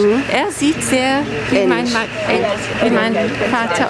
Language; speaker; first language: German; non-native, learner; English